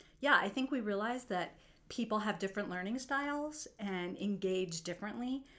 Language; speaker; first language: English; native; English